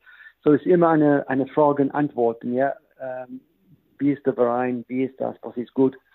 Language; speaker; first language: German; non-native, fluent; English